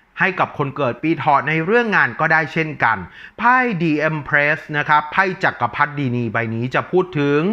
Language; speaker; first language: Thai; native; Thai